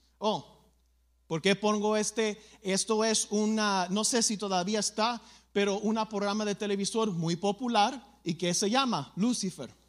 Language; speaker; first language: Spanish; early bilingual, other home language; English